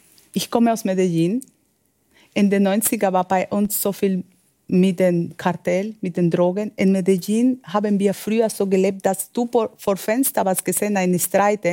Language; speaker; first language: German; non-native, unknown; Spanish